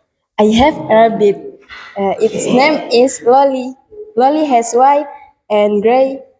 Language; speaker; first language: English; non-native, learner; Indonesian